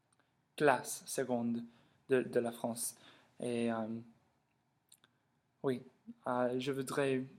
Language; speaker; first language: French; non-native, learner; English